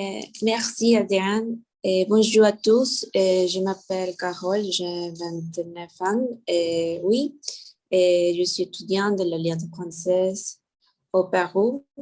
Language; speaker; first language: French; non-native, learner; Spanish